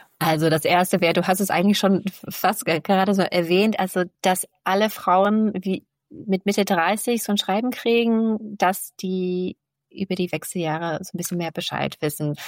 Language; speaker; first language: German; non-native, fluent; English